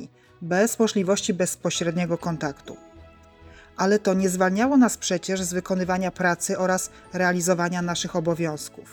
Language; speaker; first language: Polish; native; Polish